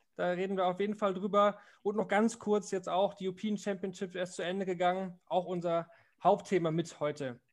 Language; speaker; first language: German; native; German